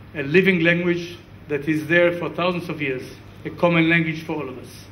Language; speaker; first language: English; non-native, fluent; Hebrew